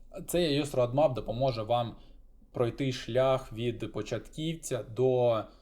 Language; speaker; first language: Ukrainian; non-native, local second language; Russian